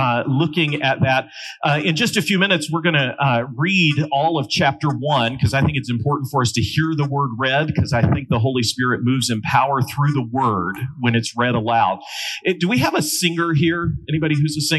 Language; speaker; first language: English; native; English